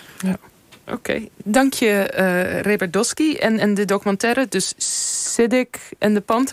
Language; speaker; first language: Dutch; native; Dutch